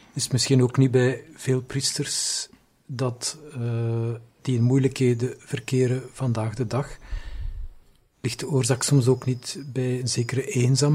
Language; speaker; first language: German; non-native, learner; Dutch